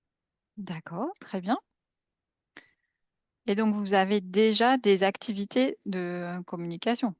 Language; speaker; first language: French; native; French